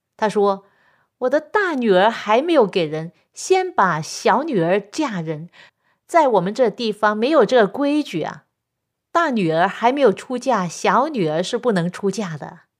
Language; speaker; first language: Chinese; non-native, local second language; Cantonese